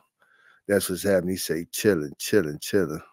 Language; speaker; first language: English; native; English